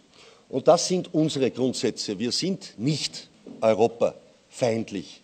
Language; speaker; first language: German; native; German